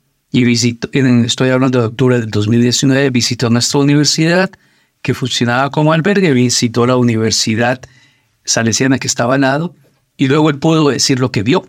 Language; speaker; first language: Spanish; native; Spanish